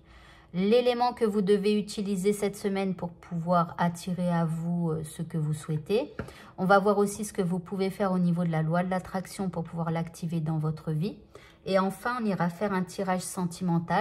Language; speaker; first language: French; native; French